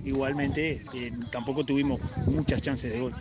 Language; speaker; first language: Spanish; native; Spanish